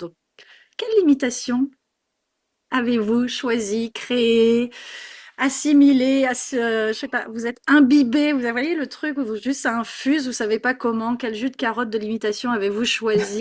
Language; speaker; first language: French; native; French